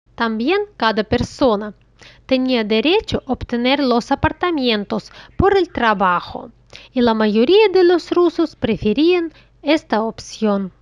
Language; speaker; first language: Spanish; non-native, learner; Russian